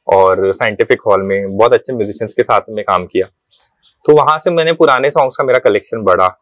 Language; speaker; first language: Hindi; non-native, local second language; Marathi